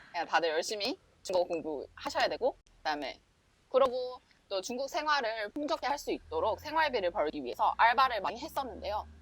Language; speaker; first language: Korean; native; Korean